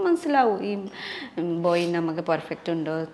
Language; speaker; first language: Malayalam; non-native, learner; Nepali